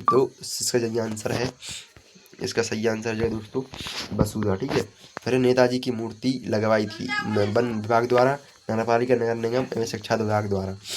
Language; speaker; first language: Hindi; native; Hindi